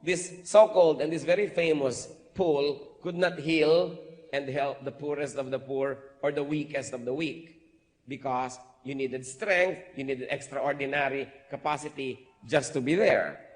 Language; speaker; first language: English; non-native, local second language; Filipino